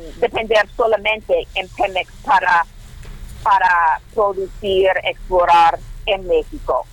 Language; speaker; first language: Spanish; non-native, learner; English